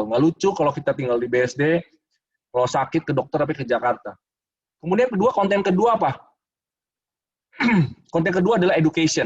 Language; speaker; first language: Indonesian; native; Indonesian